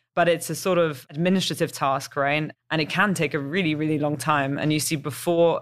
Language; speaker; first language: English; native; English